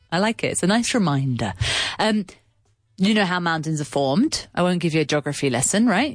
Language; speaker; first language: English; native; English